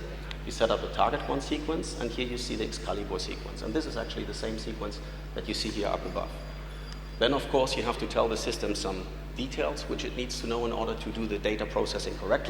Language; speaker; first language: English; non-native, fluent; German